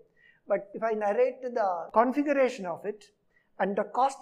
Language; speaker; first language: English; non-native, local second language; Malayalam